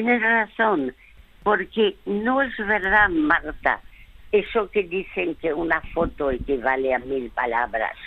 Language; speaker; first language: Spanish; early bilingual, other home language; French